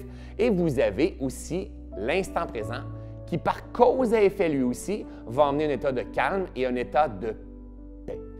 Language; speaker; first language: French; native; French